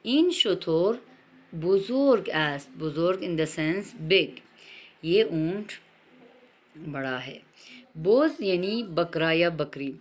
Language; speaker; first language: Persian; non-native, fluent; Urdu